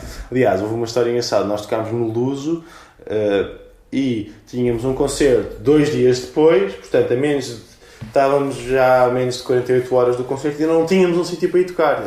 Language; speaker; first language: Portuguese; native; Portuguese